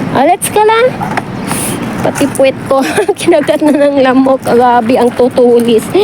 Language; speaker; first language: Filipino; non-native, local second language; Cebuano